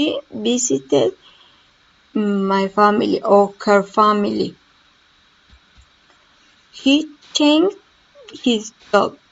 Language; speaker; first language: English; non-native, learner; Spanish